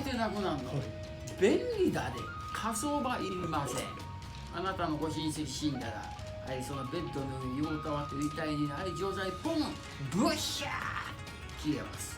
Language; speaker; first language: Japanese; native; Japanese